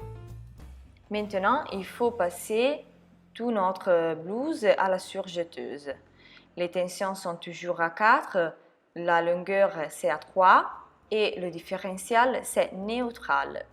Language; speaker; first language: French; non-native, fluent; Italian